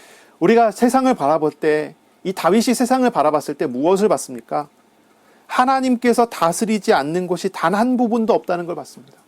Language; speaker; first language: Korean; native; Korean